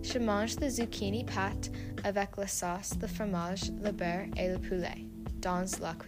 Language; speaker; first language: French; non-native, learner; English